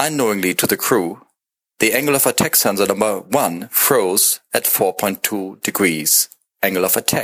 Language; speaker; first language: English; non-native, fluent; German